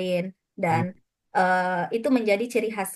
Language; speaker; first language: Indonesian; non-native, fluent; Japanese